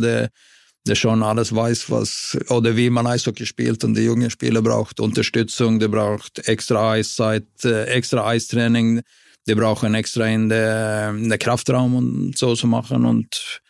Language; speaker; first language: German; non-native, fluent; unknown